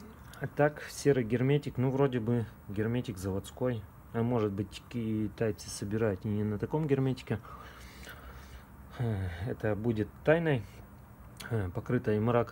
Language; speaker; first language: Russian; native; Russian